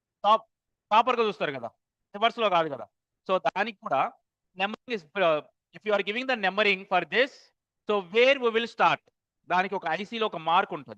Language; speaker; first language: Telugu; native; Telugu